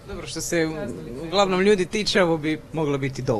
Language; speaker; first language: Croatian; native; Croatian